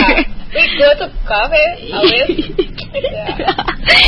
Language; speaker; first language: English; non-native, learner; Indonesian